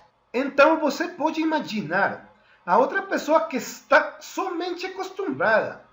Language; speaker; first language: Portuguese; non-native, fluent; Spanish